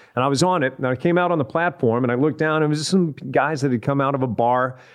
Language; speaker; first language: English; native; English